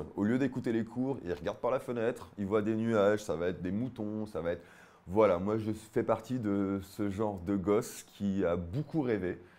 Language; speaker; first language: French; native; French